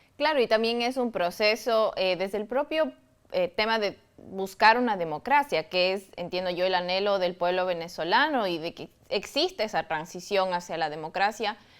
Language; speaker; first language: Spanish; native; Spanish